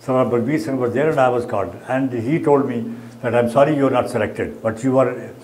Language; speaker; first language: English; non-native, local second language; Punjabi